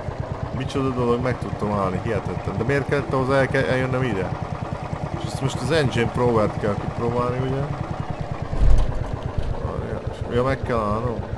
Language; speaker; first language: Hungarian; native; Hungarian